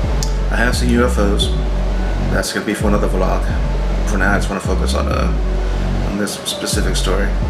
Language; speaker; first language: English; native; English